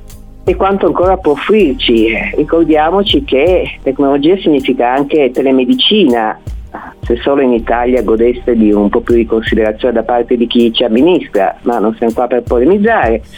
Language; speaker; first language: Italian; native; Italian